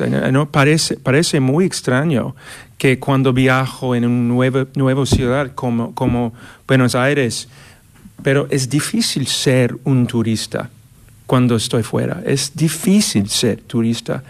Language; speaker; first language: Spanish; non-native, learner; English